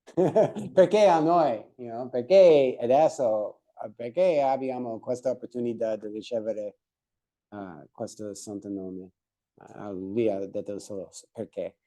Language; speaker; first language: Italian; non-native, fluent; English